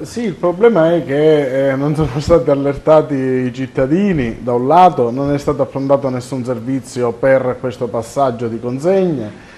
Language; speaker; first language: Italian; native; Italian